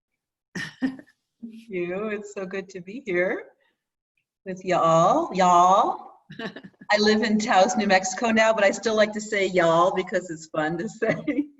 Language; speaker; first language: English; native; English